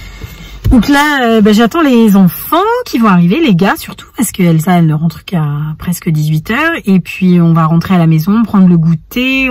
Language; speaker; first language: French; native; French